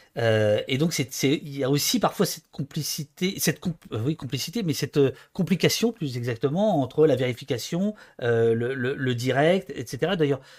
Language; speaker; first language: French; native; French